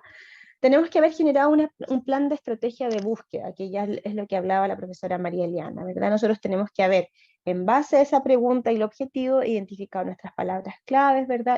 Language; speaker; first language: Spanish; native; Spanish